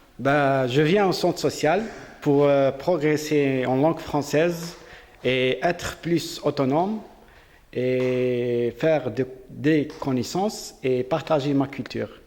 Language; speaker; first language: French; non-native, learner; Arabic